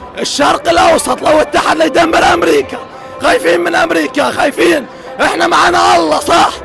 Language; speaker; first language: Arabic; native; Arabic